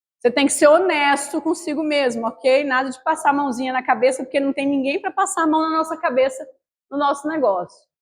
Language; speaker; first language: Portuguese; native; Portuguese